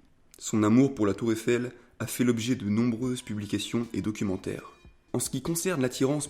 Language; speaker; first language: French; native; French